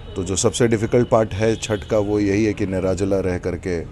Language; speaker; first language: Hindi; native; Hindi